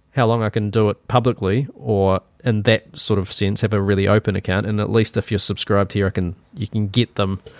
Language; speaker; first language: English; native; English